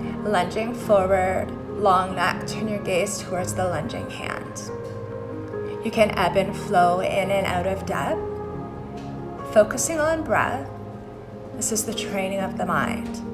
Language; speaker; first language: English; native; English